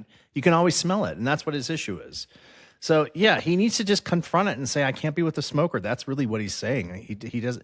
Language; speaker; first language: English; native; English